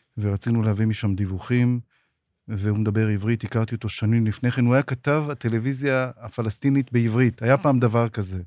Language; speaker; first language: Hebrew; native; Hebrew